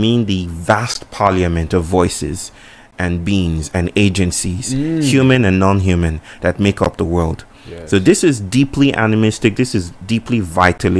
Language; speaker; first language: English; non-native, local second language; Yoruba